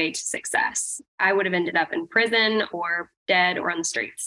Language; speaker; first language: English; native; English